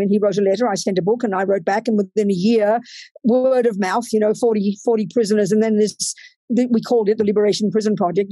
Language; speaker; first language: English; native; English